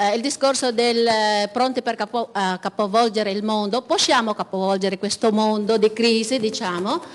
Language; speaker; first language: Italian; non-native, fluent; Ukrainian